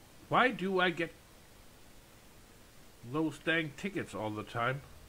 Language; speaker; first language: English; non-native, fluent; Danish